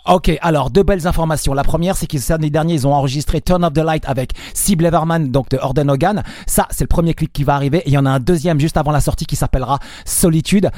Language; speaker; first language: French; native; French